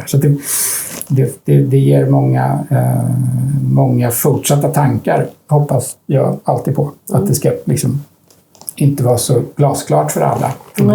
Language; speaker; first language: Swedish; native; Swedish